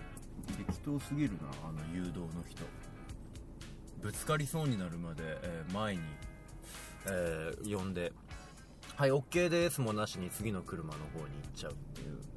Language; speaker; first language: Japanese; native; Japanese